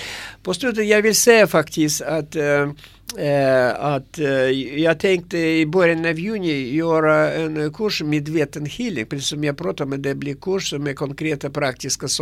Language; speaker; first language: Swedish; non-native, fluent; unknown